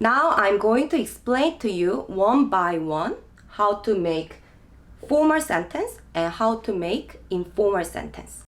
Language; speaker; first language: English; non-native, fluent; Korean